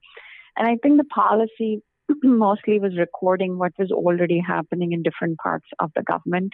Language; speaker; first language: English; non-native, local second language; Hindi